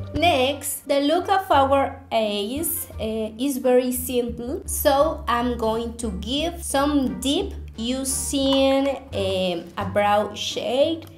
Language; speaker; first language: English; non-native, learner; Spanish